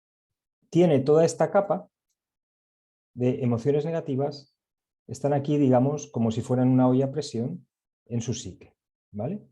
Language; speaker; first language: Spanish; native; Spanish